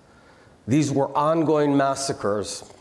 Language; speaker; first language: English; non-native, local second language; Hebrew